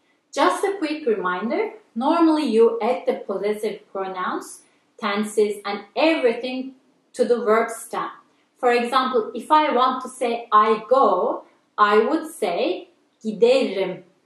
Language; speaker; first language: English; non-native, fluent; Turkish